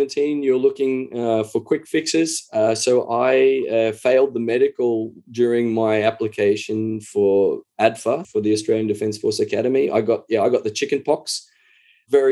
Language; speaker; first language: English; native; English